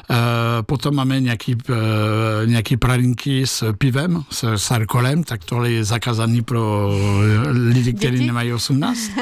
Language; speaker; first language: Czech; non-native, fluent; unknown